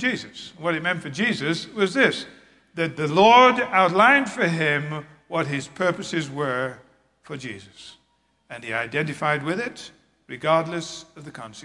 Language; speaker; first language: English; native; English